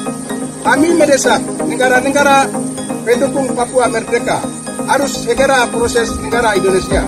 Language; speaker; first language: Indonesian; non-native, local second language; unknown